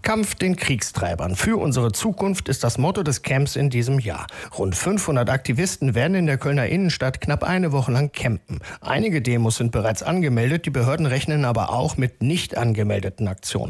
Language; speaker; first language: German; native; German